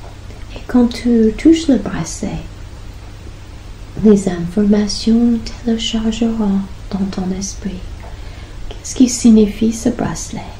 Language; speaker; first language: French; non-native, fluent; English